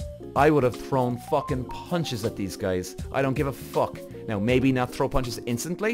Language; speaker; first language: English; native; English